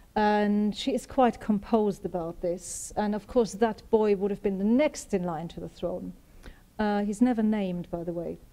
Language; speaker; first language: English; non-native, fluent; German